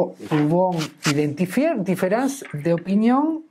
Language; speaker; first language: French; non-native, fluent; Spanish